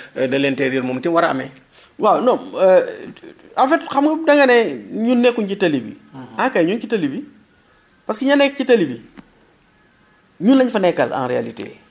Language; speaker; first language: Wolof; native; Wolof